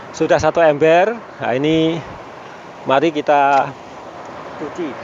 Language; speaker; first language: Indonesian; non-native, local second language; Javanese